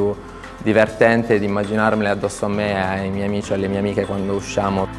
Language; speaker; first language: Italian; native; Italian